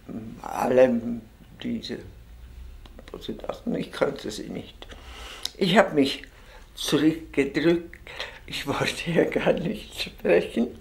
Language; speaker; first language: German; non-native, fluent; Czech